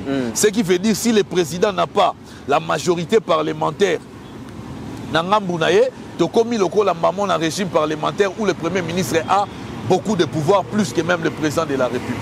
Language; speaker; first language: French; non-native, local second language; Lingala